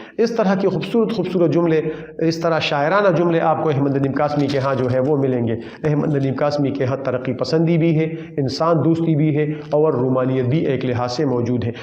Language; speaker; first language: Urdu; non-native, local second language; Pashto